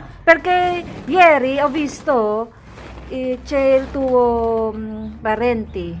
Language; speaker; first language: Italian; non-native, learner; Filipino